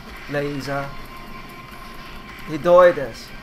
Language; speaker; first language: Japanese; non-native, learner; English